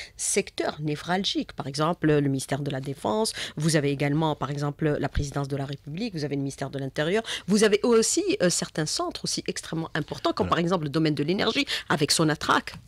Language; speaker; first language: French; non-native, local second language; Arabic